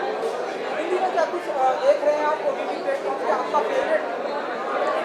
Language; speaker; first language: Hindi; native; Hindi